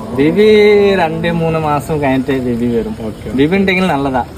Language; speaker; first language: Malayalam; non-native, learner; Bangla